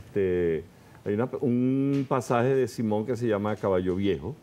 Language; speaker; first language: Spanish; native; Spanish